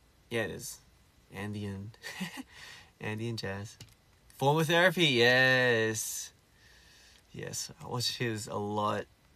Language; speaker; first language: English; early bilingual, other home language; Korean